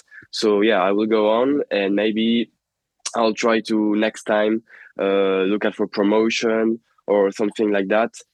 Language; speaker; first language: English; non-native, fluent; French